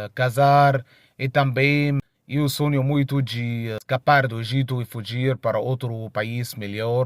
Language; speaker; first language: Portuguese; non-native, fluent; Arabic